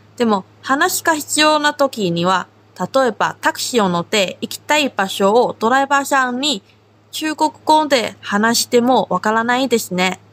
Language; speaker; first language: Japanese; non-native, fluent; Korean